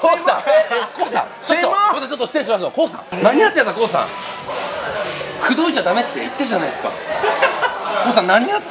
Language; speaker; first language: Japanese; native; Japanese